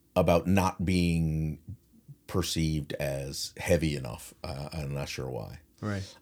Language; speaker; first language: English; native; English